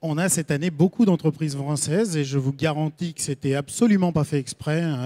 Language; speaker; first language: French; native; French